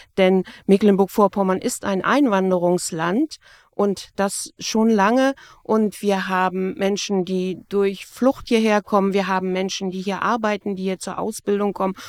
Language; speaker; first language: German; native; German